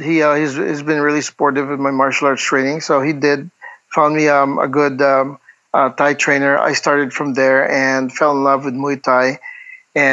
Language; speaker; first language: English; non-native, local second language; Hiligaynon